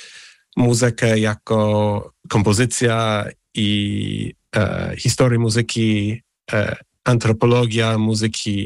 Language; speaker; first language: Polish; early bilingual, heritage; English